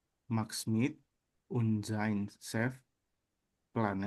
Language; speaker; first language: German; non-native, learner; Indonesian